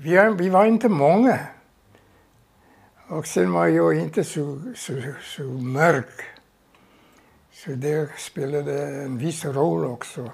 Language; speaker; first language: Swedish; non-native, fluent; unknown